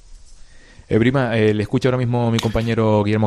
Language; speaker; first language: Spanish; native; Spanish